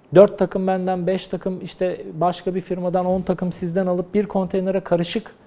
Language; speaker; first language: Turkish; native; Turkish